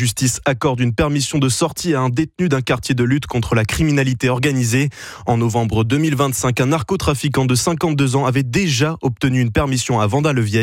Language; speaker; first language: French; native; French